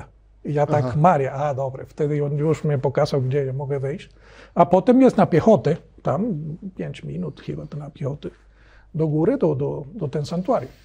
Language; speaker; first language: Polish; non-native, learner; Spanish